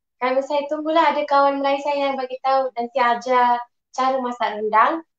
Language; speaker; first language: Malay; non-native, local second language; Tamil